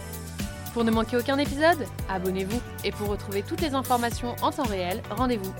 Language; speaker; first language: French; native; French